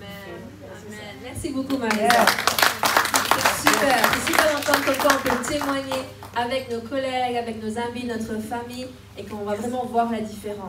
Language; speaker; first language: French; native; French